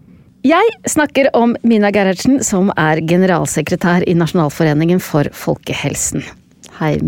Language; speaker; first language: Norwegian; native; Norwegian